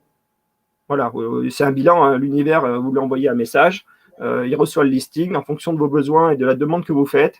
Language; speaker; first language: French; native; French